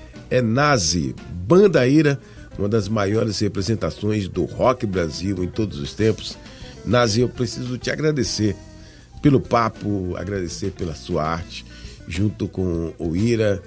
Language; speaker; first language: Portuguese; native; Portuguese